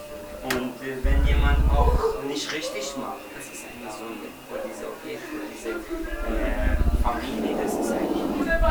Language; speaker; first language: German; non-native, learner; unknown